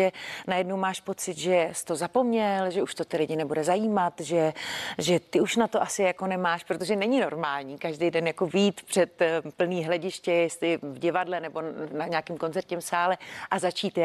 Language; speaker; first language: Czech; native; Czech